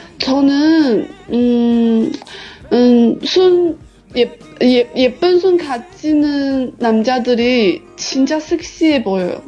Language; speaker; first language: Korean; non-native, learner; Chinese